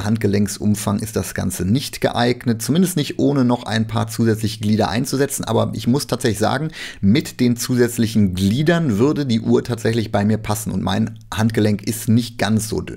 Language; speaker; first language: German; native; German